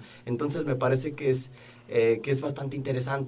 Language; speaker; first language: Spanish; native; Spanish